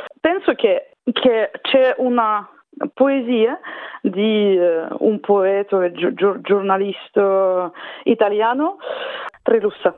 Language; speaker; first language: Italian; non-native, fluent; Russian